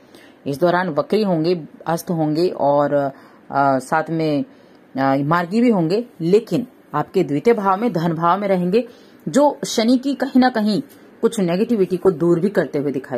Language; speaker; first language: Hindi; native; Hindi